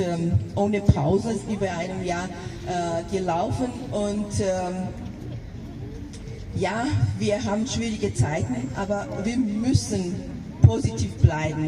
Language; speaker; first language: German; non-native, local second language; Georgian